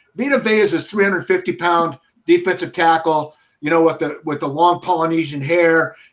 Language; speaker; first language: English; native; English